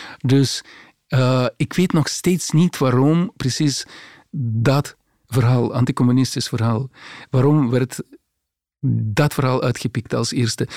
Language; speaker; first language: Dutch; non-native, fluent; Russian